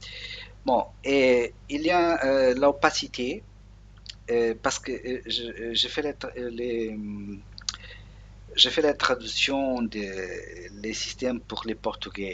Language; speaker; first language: French; non-native, learner; Portuguese